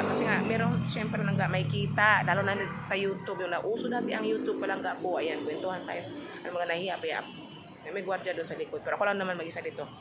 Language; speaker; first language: Filipino; non-native, local second language; Cebuano